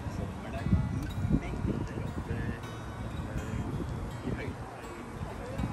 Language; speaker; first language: Norwegian; native; Norwegian